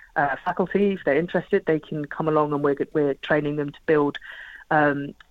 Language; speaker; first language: English; native; English